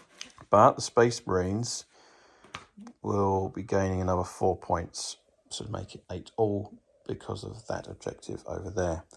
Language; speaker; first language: English; native; English